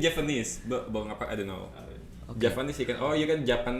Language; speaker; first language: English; non-native, fluent; Indonesian